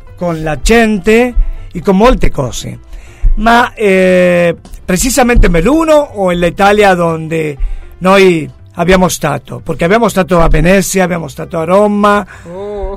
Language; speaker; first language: Italian; non-native, fluent; Spanish